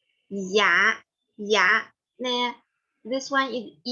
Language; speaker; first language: English; non-native, learner; Chinese